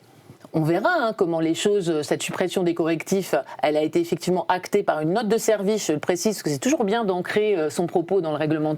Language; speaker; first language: French; native; French